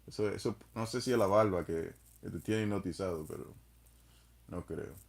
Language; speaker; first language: Spanish; non-native, fluent; English